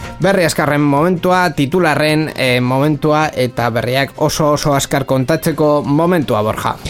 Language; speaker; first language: Basque; non-native, local second language; Spanish